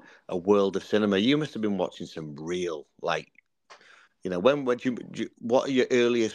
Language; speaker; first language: English; native; English